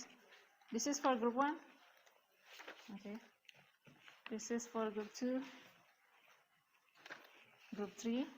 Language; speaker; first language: English; non-native, learner; Indonesian